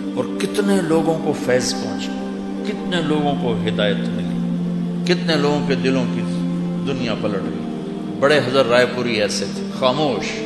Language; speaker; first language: Urdu; non-native, local second language; Punjabi